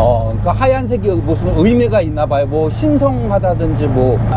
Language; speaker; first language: Korean; native; Korean